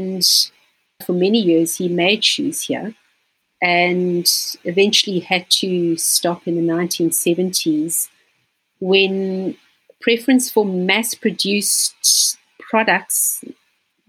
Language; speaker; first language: English; native; English